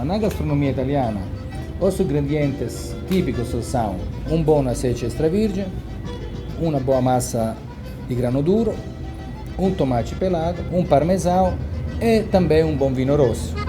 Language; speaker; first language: Portuguese; non-native, fluent; Italian